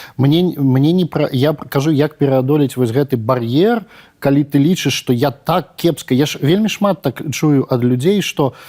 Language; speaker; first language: Belarusian; non-native, local second language; Russian